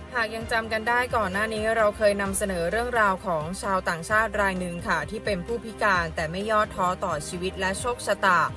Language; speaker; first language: Thai; native; Thai